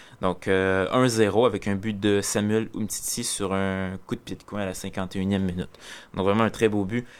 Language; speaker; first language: French; native; French